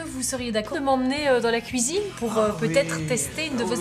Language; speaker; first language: French; native; French